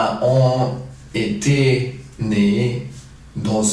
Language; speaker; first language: French; non-native, fluent; German